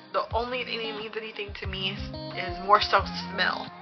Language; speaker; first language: English; native; English